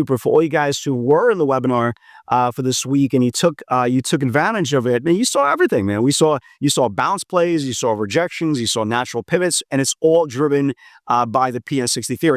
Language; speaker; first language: English; native; English